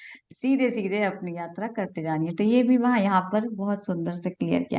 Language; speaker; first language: Hindi; native; Hindi